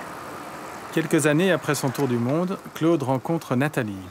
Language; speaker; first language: French; native; French